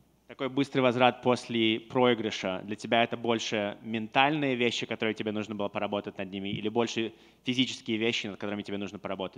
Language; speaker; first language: Russian; native; Russian